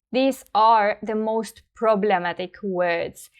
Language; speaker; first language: English; non-native, fluent; Finnish